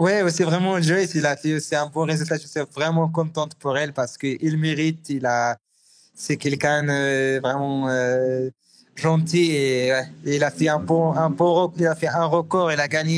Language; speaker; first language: French; non-native, learner; Arabic